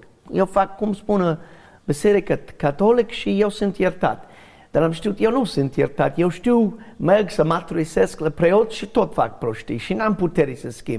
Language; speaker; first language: Romanian; non-native, learner; English